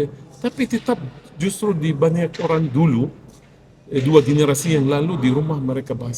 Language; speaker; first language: Indonesian; non-native, fluent; Arabic